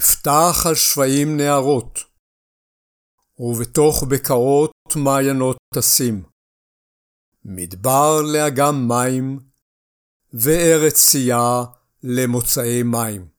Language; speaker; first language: Hebrew; native; Hebrew